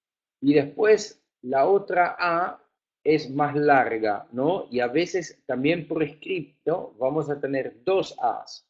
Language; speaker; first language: Spanish; non-native, fluent; Afrikaans